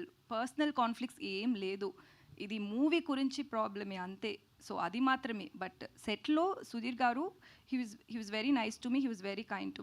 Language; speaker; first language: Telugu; non-native, learner; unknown